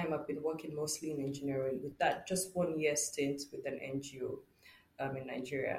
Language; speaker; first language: English; non-native, local second language; Yoruba